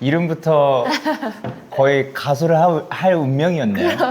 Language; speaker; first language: Korean; native; Korean